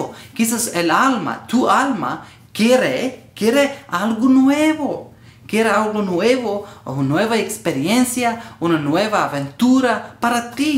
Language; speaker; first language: Spanish; non-native, learner; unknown